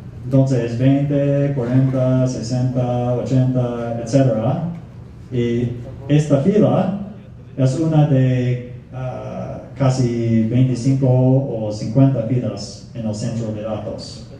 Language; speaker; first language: Spanish; non-native, fluent; English